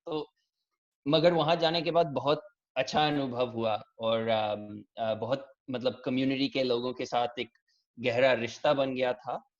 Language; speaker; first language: Hindi; early bilingual, heritage; English